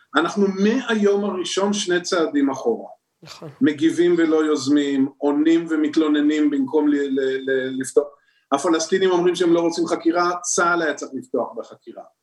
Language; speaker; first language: Hebrew; native; Hebrew